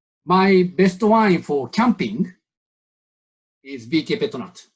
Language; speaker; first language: English; non-native, learner; Japanese